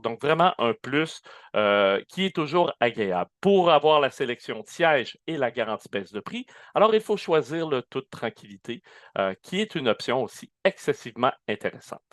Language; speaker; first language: French; native; French